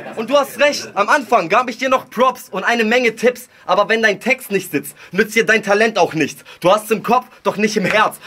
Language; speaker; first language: German; early bilingual, other home language; Russian